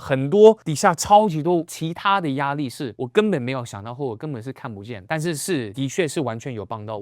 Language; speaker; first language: Chinese; native; Chinese